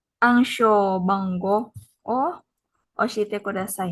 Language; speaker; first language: Japanese; non-native, learner; Indonesian